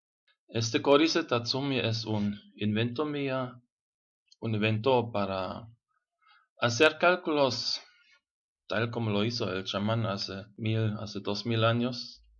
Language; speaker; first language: Spanish; non-native, fluent; German